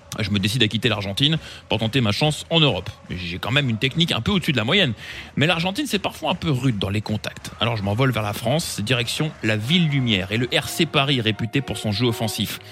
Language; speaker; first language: French; non-native, fluent; Spanish